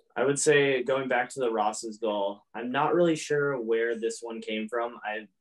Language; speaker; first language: English; native; English